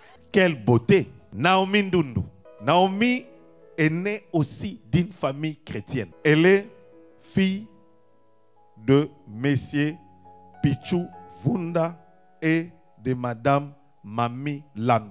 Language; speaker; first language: French; non-native, local second language; Lingala